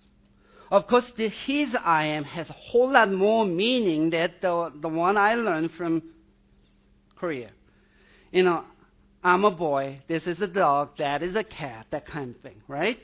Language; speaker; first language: English; non-native, fluent; Korean